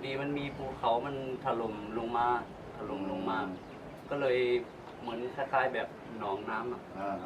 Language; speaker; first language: Thai; native; Thai